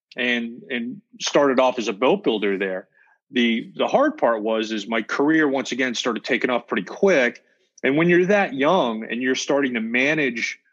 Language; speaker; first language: English; native; English